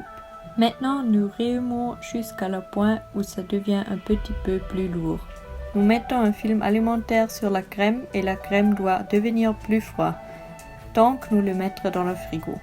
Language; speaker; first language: French; non-native, learner; Swiss German